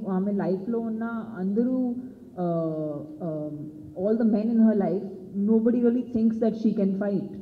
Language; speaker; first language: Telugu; non-native, fluent; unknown